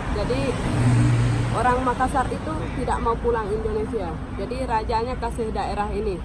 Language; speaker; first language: Indonesian; non-native, learner; Thai